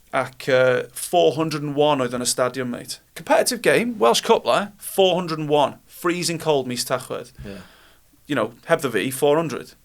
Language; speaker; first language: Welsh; non-native, local second language; English